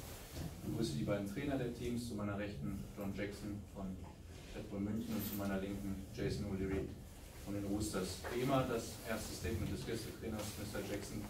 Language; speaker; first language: German; native; German